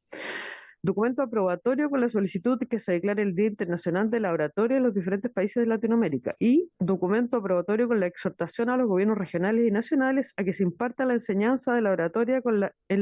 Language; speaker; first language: Spanish; native; Spanish